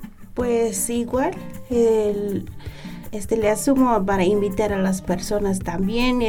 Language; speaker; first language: Spanish; non-native, local second language; Tzeltal